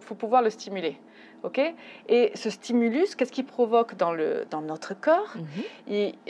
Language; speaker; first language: French; native; French